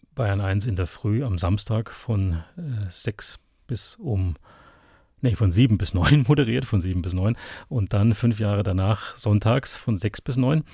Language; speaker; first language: German; native; German